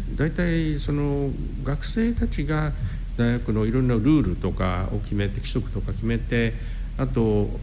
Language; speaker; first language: Japanese; non-native, fluent; English